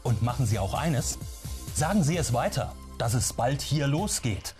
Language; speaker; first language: German; native; German